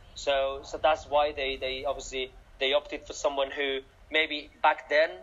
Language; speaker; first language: English; non-native, fluent; Catalan